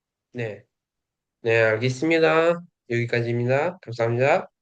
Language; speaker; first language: Korean; non-native, fluent; Uzbek